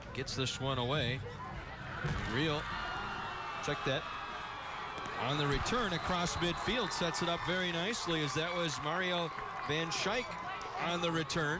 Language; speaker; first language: English; native; English